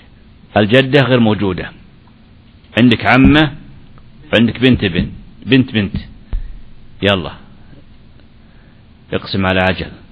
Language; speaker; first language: Arabic; native; Arabic